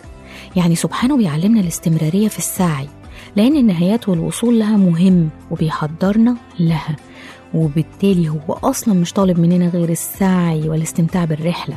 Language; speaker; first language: Arabic; native; Arabic